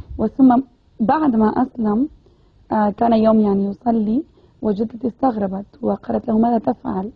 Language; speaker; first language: Arabic; early bilingual, other home language; Spanish